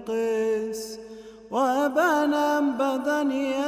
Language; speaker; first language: Arabic; native; Arabic